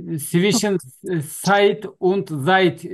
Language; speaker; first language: German; non-native, learner; Turkish